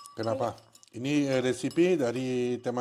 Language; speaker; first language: Indonesian; non-native, learner; French